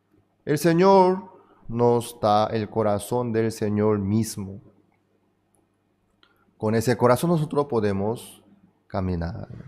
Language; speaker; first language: Spanish; non-native, fluent; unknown